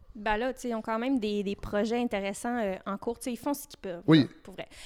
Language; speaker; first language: French; native; French